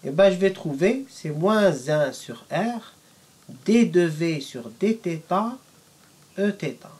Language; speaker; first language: French; non-native, local second language; Arabic